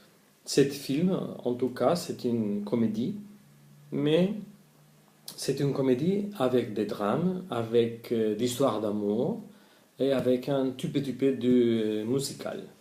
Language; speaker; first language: French; non-native, learner; Spanish